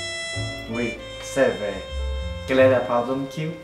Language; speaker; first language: French; non-native, learner; English